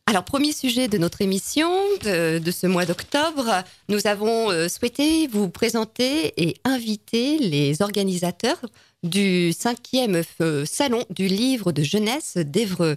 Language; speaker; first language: French; native; French